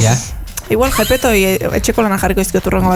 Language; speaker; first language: Basque; native; Basque